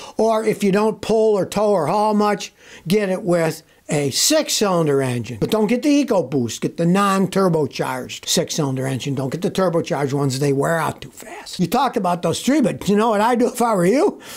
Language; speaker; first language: English; native; English